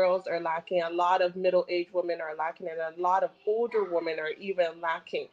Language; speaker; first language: English; non-native, local second language; Akan